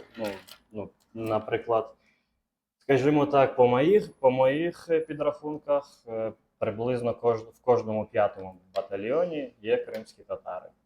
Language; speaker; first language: Ukrainian; non-native, local second language; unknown